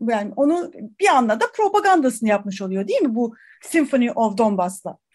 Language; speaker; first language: Turkish; native; Turkish